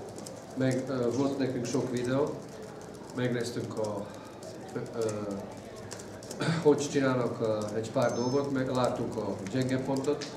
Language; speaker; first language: Hungarian; non-native, fluent; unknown